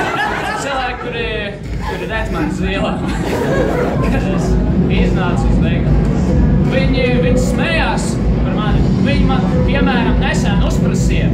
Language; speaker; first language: Latvian; non-native, local second language; Russian